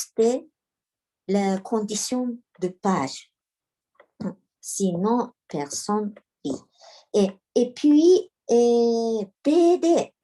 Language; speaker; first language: French; non-native, learner; Japanese